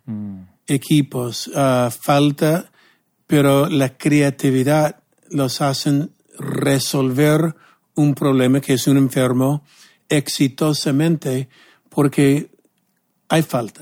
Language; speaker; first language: Spanish; non-native, fluent; English